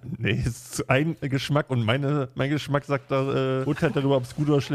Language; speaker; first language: German; native; German